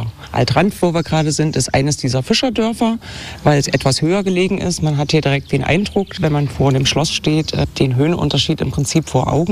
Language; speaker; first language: German; native; German